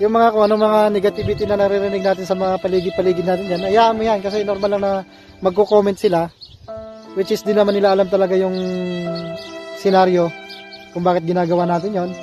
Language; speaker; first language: Filipino; native; Filipino